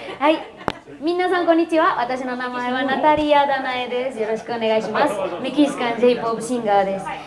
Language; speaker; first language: Spanish; native; Spanish